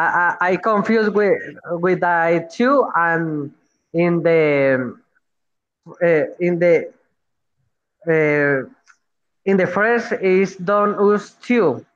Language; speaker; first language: English; non-native, learner; Spanish